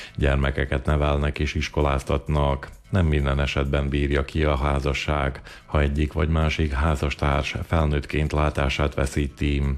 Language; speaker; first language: Hungarian; native; Hungarian